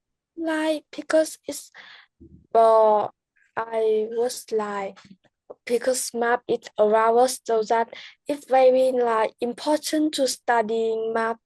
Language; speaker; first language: English; non-native, learner; Vietnamese